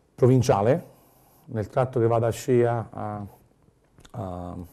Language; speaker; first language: Italian; native; Italian